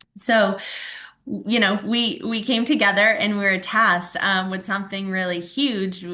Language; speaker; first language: English; native; English